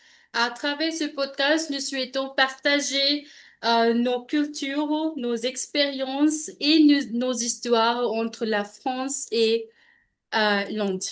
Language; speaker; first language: French; non-native, learner; Punjabi